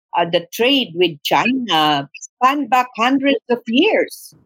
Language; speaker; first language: English; non-native, local second language; Tausug